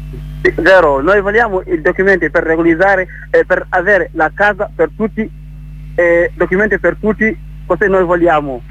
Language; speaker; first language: Italian; non-native, learner; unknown